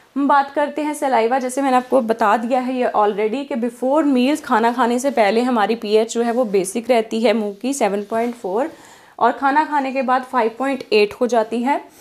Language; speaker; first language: Hindi; non-native, local second language; Punjabi